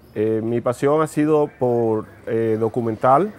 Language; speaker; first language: Spanish; native; Spanish